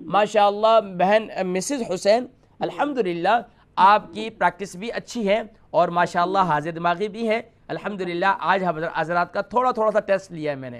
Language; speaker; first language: Urdu; native; Urdu